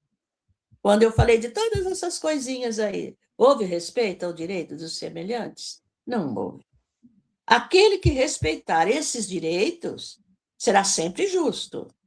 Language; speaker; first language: Portuguese; native; Portuguese